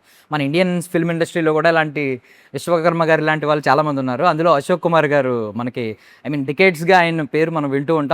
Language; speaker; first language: Telugu; native; Telugu